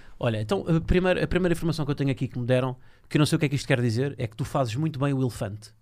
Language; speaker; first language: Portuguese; native; Portuguese